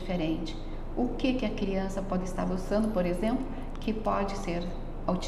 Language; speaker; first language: Portuguese; native; Portuguese